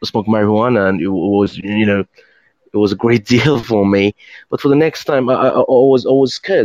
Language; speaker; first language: English; non-native, fluent; Persian